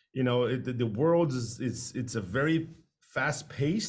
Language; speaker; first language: English; non-native, fluent; Portuguese